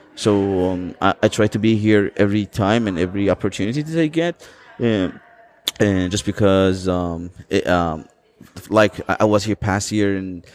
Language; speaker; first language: English; non-native, fluent; Azerbaijani